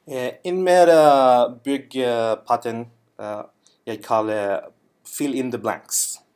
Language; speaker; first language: Norwegian; non-native, learner; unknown